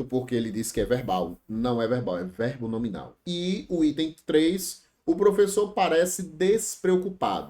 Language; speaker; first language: Portuguese; native; Portuguese